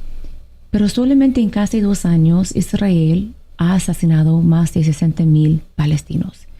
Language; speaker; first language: Spanish; non-native, fluent; Arabic